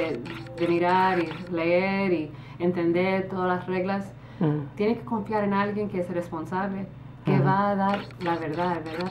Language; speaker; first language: Spanish; early bilingual, other home language; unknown